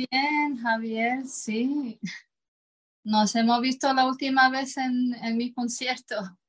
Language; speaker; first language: Spanish; non-native, fluent; Croatian